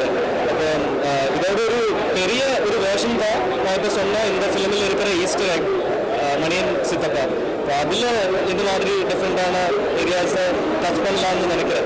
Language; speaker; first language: Tamil; non-native, learner; Malayalam